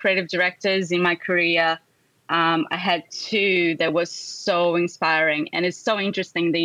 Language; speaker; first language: English; non-native, fluent; Portuguese